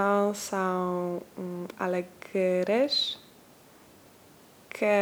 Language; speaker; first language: Portuguese; non-native, learner; Polish